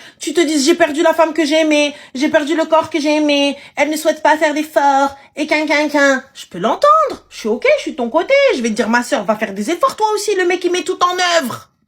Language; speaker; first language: French; early bilingual, other home language; Arabic